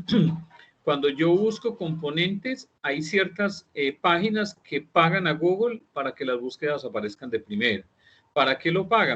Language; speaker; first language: Spanish; native; Spanish